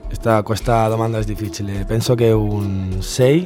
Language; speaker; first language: Italian; non-native, learner; Spanish